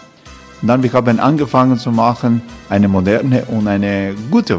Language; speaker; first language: German; non-native, learner; Croatian